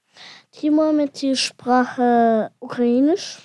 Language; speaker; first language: German; non-native, learner; Ukrainian